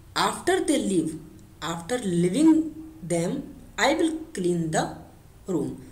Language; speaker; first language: English; non-native, local second language; Hindi